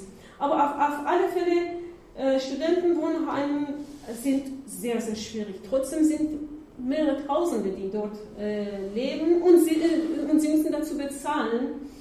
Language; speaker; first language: German; non-native, learner; Persian